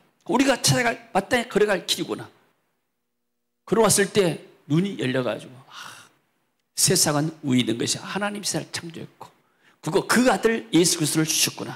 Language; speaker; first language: Korean; native; Korean